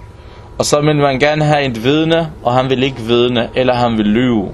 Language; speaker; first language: Danish; non-native, local second language; Arabic